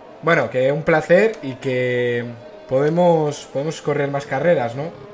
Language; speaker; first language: Spanish; native; Spanish